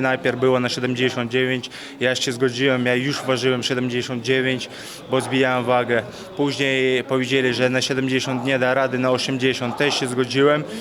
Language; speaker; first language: Polish; non-native, fluent; Chechen